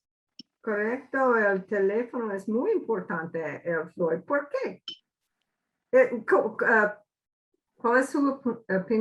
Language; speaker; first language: Spanish; non-native, learner; English